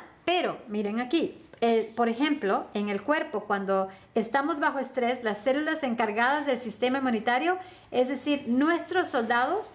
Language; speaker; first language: Spanish; native; Spanish